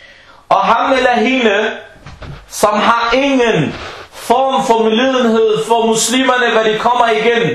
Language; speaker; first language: Danish; non-native, fluent; Arabic